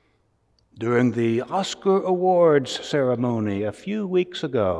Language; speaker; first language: English; native; English